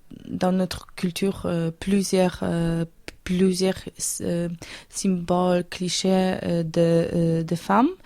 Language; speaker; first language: French; non-native, learner; Polish